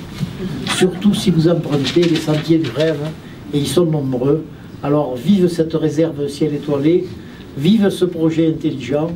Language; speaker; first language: French; native; French